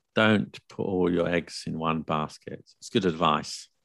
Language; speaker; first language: English; native; English